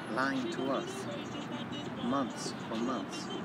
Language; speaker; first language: English; native; English